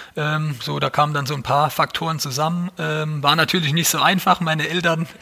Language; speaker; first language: German; native; German